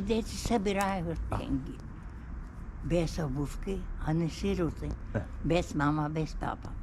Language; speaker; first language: Russian; non-native, learner; Bulgarian